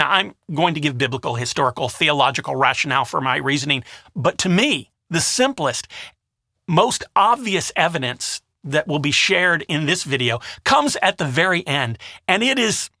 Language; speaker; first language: English; native; English